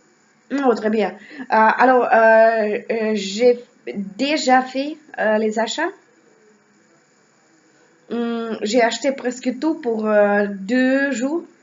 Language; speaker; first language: French; non-native, learner; Russian